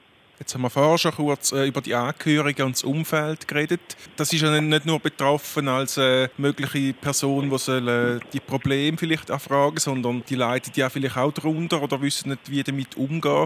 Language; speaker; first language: German; native; German